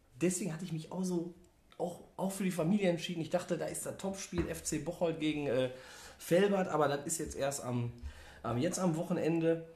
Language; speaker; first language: German; native; German